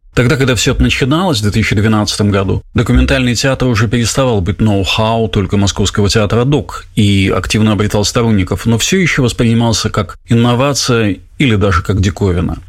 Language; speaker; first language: Russian; native; Russian